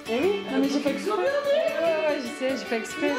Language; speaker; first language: French; native; French